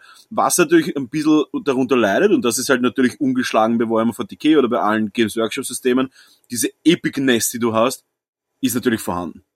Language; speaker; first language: German; native; German